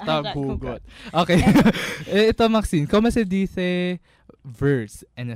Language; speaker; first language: Spanish; non-native, learner; Filipino